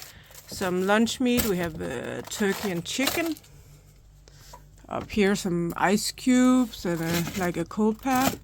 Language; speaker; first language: English; non-native, fluent; Danish